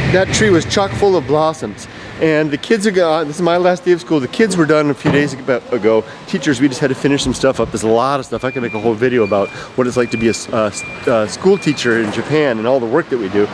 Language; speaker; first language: English; native; English